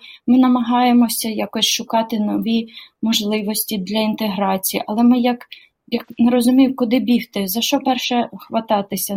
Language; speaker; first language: Ukrainian; native; Ukrainian